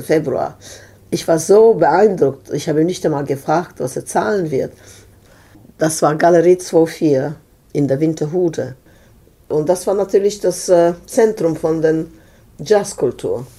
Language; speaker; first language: German; non-native, fluent; Serbian